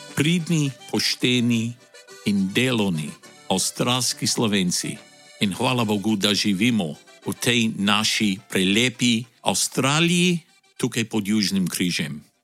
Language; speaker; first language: Slovenian; early bilingual, heritage; Slovenian